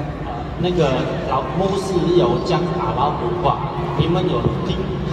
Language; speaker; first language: Chinese; non-native, learner; Indonesian